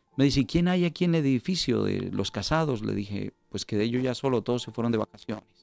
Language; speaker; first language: Spanish; native; Spanish